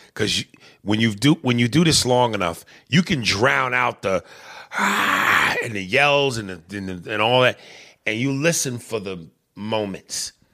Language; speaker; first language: English; native; English